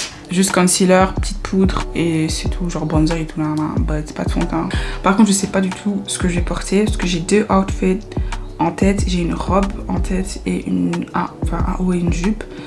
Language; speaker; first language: French; native; French